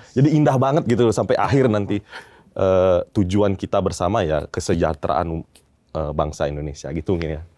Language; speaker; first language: Indonesian; native; Indonesian